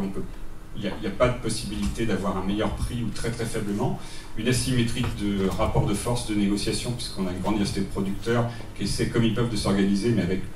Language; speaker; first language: French; native; French